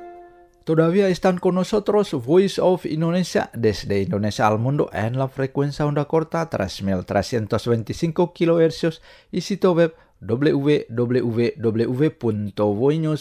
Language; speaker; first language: Spanish; non-native, fluent; Indonesian